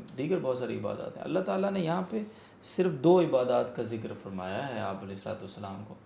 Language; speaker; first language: Urdu; native; Urdu